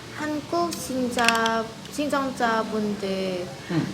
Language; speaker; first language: Korean; non-native, fluent; Vietnamese